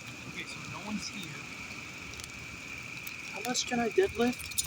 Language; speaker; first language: English; native; English